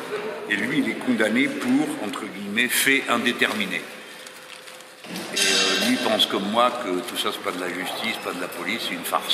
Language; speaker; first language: French; native; French